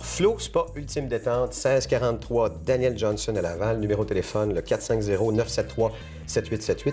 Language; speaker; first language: French; native; French